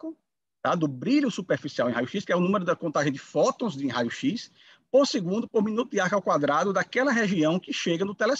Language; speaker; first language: Portuguese; native; Portuguese